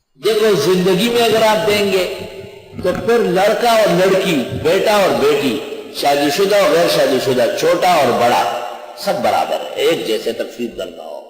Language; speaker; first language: Urdu; non-native, local second language; Pashto